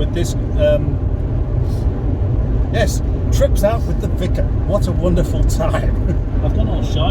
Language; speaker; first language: English; native; English